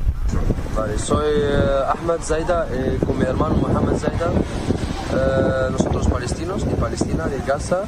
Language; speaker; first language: Spanish; non-native, learner; Arabic